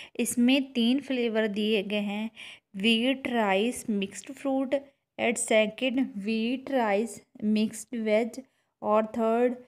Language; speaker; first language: Hindi; non-native, local second language; Punjabi